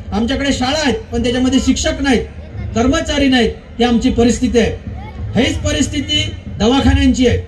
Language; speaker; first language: Marathi; native; Marathi